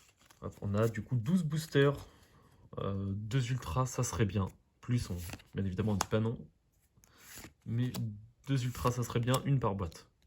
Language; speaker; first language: French; native; French